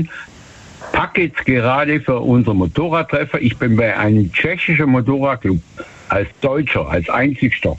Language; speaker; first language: German; native; German